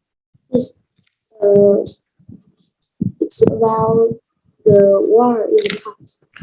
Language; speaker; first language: English; non-native, learner; Vietnamese